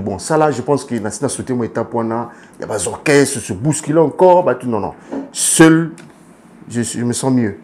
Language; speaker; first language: French; non-native, local second language; Lingala